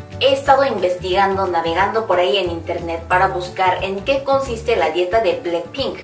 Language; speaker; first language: Spanish; non-native, fluent; Korean